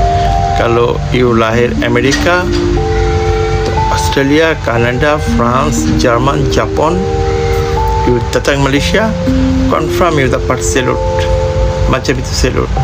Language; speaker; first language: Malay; non-native, learner; Bangla